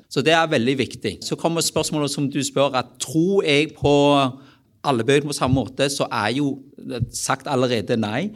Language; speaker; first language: Norwegian; non-native, fluent; Vietnamese